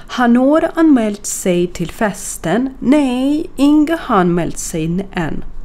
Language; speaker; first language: Swedish; non-native, fluent; Ukrainian